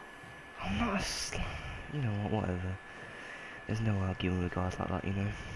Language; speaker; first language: English; native; English